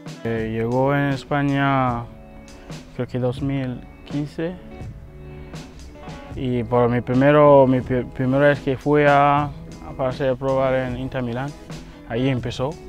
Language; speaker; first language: Spanish; non-native, learner; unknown